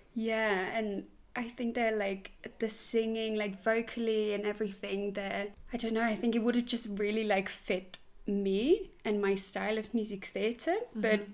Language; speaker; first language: English; non-native, fluent; Swiss German